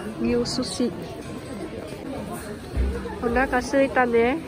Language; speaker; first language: Japanese; non-native, learner; Vietnamese